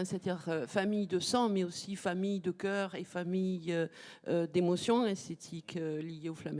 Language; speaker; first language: French; native; French